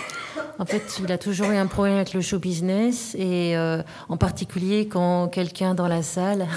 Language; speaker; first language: French; native; French